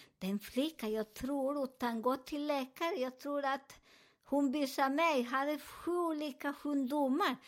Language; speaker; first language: Swedish; non-native, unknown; Spanish